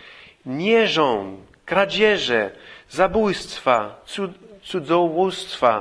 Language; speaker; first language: Polish; non-native, fluent; English